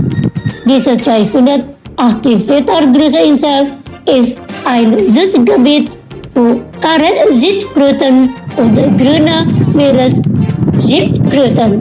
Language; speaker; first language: German; non-native, learner; Indonesian